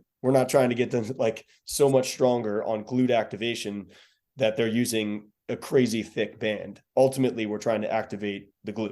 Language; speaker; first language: English; native; English